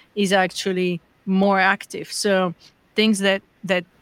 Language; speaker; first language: English; non-native, fluent; Bulgarian